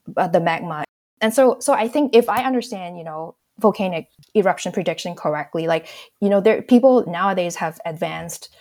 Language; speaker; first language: English; non-native, local second language; Cantonese